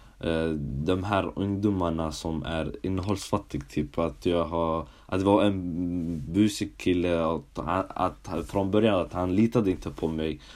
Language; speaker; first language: Swedish; early bilingual, other home language; Somali